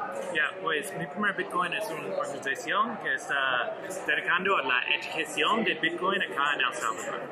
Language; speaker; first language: Spanish; non-native, learner; English